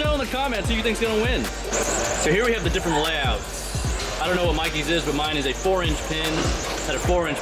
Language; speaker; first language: English; native; English